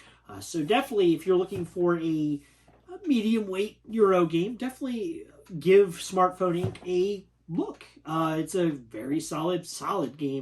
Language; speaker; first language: English; native; English